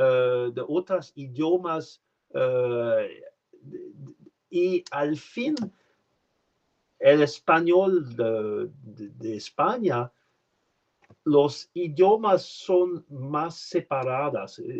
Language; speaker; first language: Spanish; non-native, learner; French